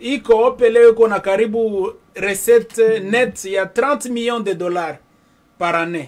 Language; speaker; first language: French; non-native, local second language; Swahili